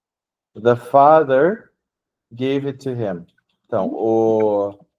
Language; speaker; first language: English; non-native, fluent; Portuguese